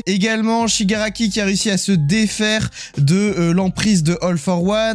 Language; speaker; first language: French; native; French